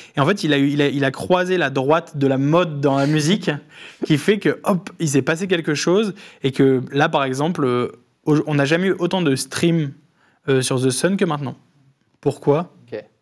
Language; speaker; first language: French; native; French